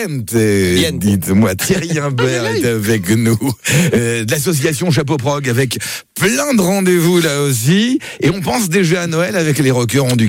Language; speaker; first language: French; native; French